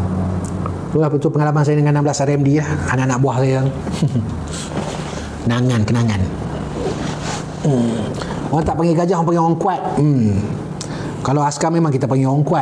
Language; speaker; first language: Malay; native; Malay